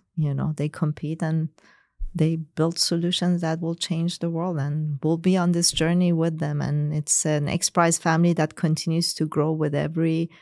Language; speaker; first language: English; non-native, fluent; Persian